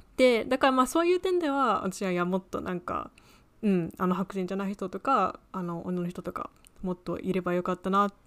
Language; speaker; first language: Japanese; early bilingual, heritage; Japanese